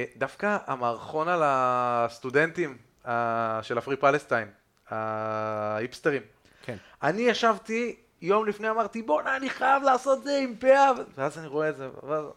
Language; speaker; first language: Hebrew; native; Hebrew